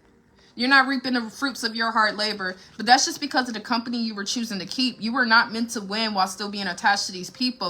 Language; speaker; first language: English; native; English